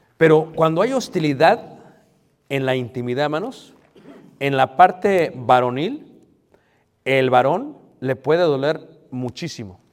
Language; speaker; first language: Spanish; early bilingual, heritage; Spanish